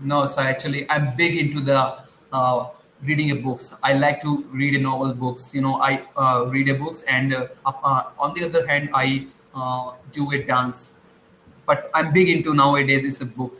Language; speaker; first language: English; non-native, learner; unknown